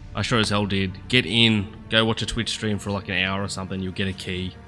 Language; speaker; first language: English; native; English